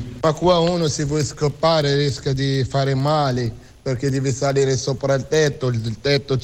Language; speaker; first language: Italian; non-native, fluent; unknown